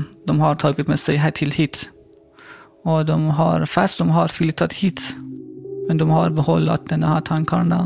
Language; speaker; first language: Swedish; non-native, learner; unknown